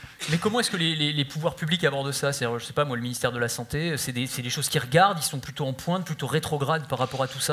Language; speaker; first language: French; native; French